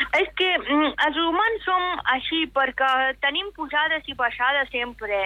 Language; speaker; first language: Catalan; non-native, fluent; Persian